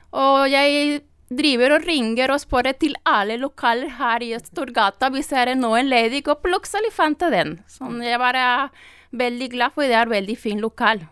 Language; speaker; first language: Norwegian; non-native, learner; Spanish